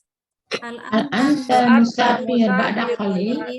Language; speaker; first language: Arabic; non-native, learner; Indonesian